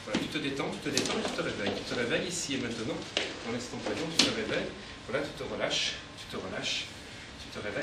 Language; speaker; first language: French; native; French